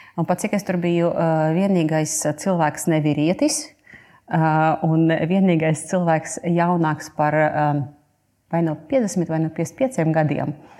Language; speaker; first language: Latvian; non-native, local second language; Russian